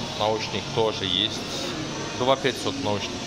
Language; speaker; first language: Russian; non-native, learner; Turkish